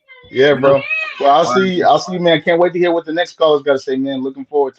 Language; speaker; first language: English; native; English